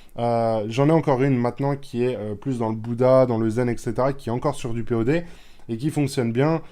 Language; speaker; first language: French; native; French